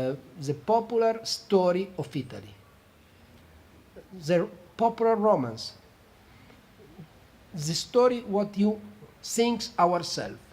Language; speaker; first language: English; non-native, fluent; Italian